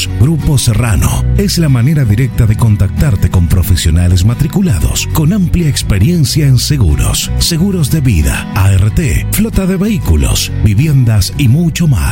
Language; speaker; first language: Spanish; native; Spanish